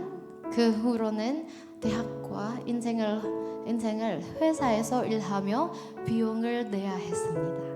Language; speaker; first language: Korean; non-native, learner; Indonesian